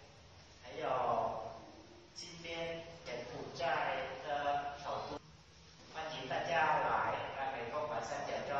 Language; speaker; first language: Chinese; non-native, learner; Vietnamese